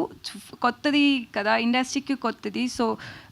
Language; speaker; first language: Telugu; non-native, learner; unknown